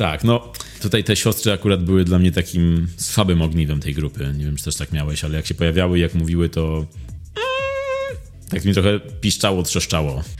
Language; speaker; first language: Polish; native; Polish